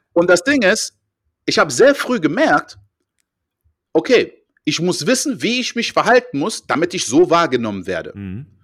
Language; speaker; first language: German; early bilingual, heritage; French